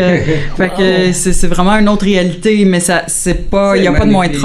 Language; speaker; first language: French; native; French